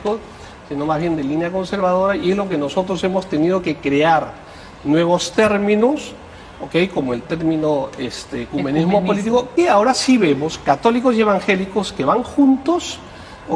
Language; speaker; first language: Spanish; native; Spanish